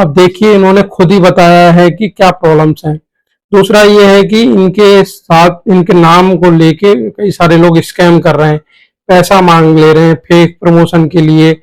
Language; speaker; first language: Hindi; native; Hindi